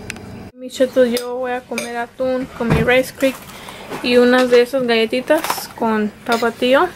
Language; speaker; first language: Spanish; early bilingual, other home language; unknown